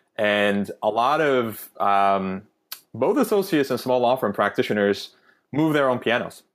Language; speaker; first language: English; non-native, fluent; Turkish